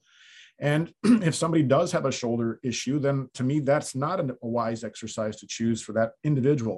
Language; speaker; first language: English; native; English